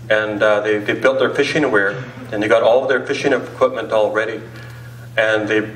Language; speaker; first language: English; native; English